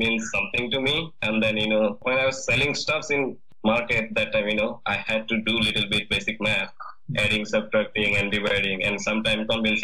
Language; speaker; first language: English; non-native, learner; Bangla